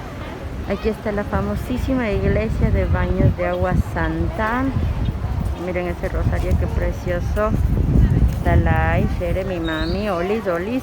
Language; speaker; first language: Spanish; native; Spanish